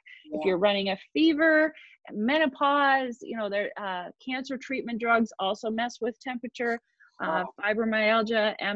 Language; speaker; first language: English; native; English